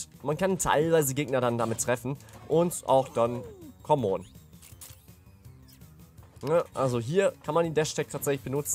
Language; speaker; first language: German; native; German